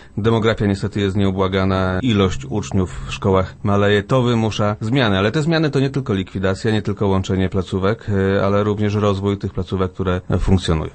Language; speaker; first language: Polish; native; Polish